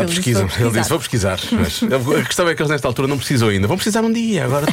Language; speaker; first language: Portuguese; native; Portuguese